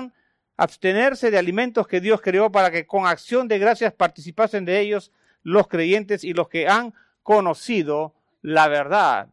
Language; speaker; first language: Spanish; native; Spanish